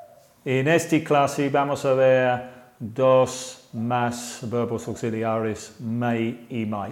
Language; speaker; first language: Spanish; non-native, fluent; English